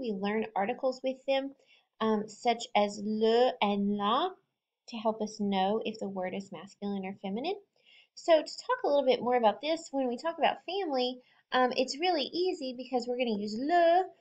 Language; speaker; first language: English; native; English